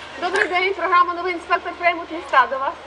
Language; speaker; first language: Ukrainian; native; Ukrainian